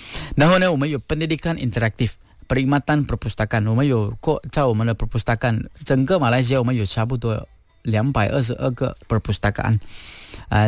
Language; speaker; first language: Chinese; non-native, local second language; Tamil